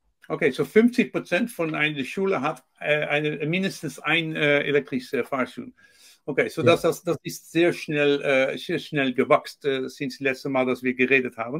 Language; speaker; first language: German; non-native, learner; Dutch